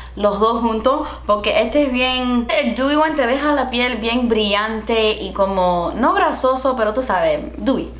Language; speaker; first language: Spanish; early bilingual, heritage; Spanish